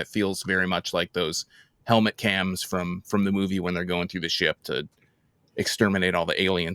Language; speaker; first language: English; native; English